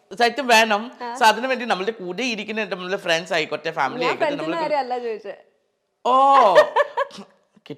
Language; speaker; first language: Malayalam; non-native, learner; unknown